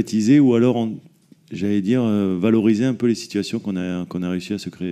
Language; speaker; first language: French; native; French